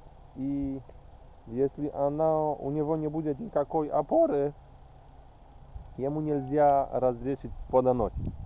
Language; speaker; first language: Russian; non-native, fluent; Polish